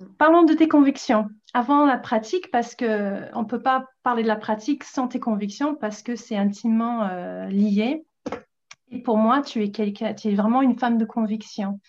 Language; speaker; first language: French; non-native, fluent; English